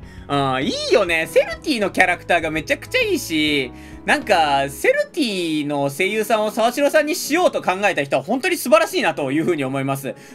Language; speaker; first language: Japanese; native; Japanese